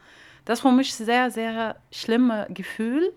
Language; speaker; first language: German; non-native, learner; Arabic